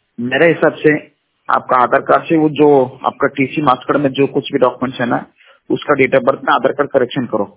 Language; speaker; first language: Hindi; non-native, local second language; Kannada